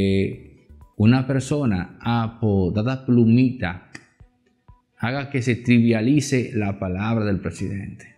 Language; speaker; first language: Spanish; native; Spanish